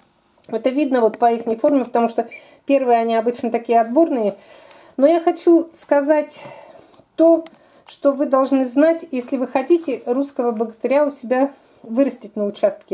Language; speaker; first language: Russian; native; Russian